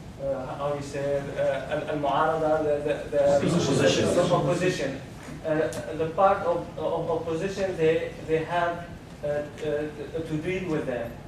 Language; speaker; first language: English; non-native, learner; Arabic